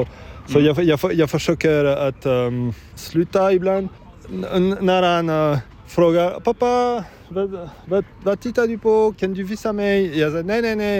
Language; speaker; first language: Swedish; non-native, learner; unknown